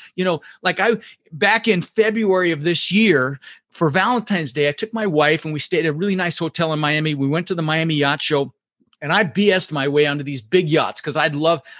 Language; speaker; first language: English; early bilingual, other home language; Dutch